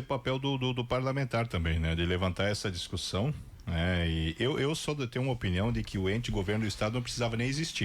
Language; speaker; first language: Portuguese; native; Portuguese